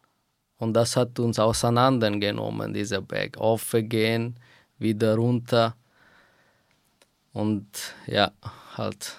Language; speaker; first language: German; non-native, fluent; Persian